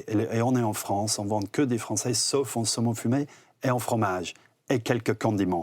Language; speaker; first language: French; non-native, fluent; English